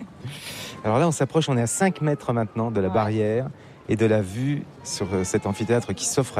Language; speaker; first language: French; native; French